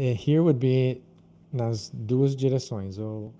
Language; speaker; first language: Portuguese; non-native, fluent; English